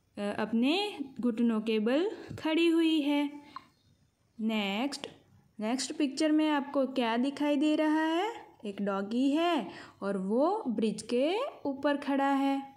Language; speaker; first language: Hindi; non-native, local second language; Gujarati